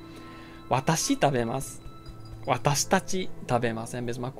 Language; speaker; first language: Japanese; non-native, fluent; Portuguese